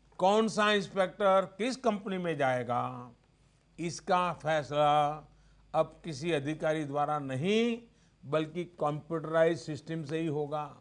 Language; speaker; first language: Hindi; non-native, local second language; Gujarati